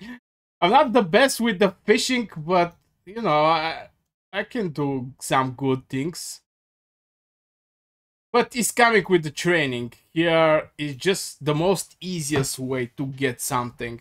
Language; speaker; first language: English; non-native, fluent; Bulgarian